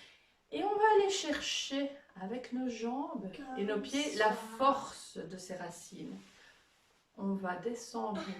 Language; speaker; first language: French; native; French